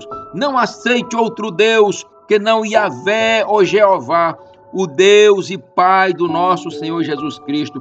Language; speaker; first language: Portuguese; native; Portuguese